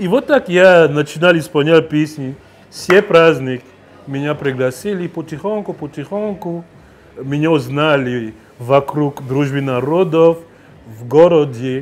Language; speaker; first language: Russian; non-native, fluent; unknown